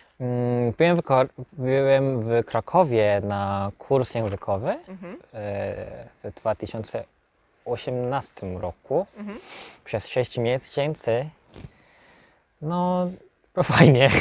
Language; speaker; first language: Polish; non-native, learner; Korean